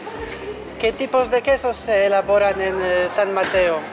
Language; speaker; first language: Spanish; non-native, learner; Polish